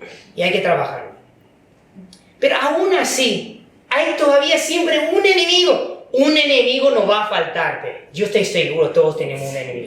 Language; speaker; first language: Spanish; non-native, fluent; Chinese